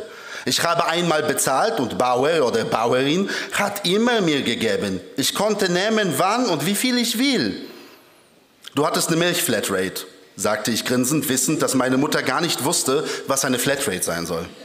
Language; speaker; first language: German; early bilingual, other home language; Polish